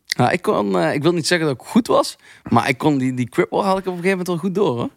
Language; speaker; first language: Dutch; native; Dutch